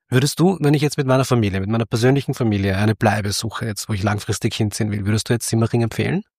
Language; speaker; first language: German; early bilingual, other home language; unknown